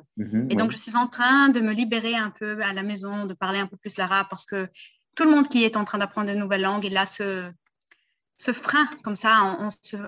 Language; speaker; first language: French; early bilingual, heritage; Portuguese